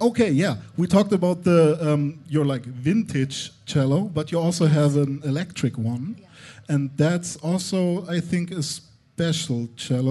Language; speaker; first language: English; non-native, fluent; German